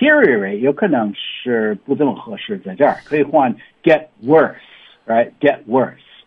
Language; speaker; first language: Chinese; non-native, learner; English